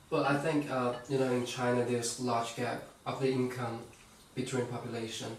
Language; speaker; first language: English; non-native, fluent; Chinese